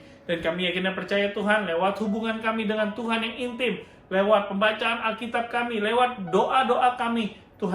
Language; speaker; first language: Indonesian; native; Indonesian